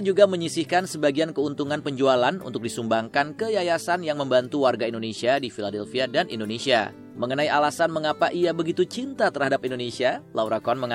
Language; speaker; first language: Indonesian; native; Indonesian